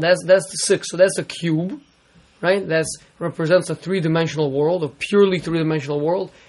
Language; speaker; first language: English; native; English